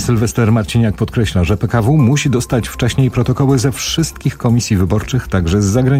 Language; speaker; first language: Polish; native; Polish